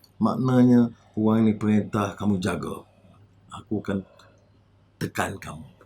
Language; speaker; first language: Malay; native; Malay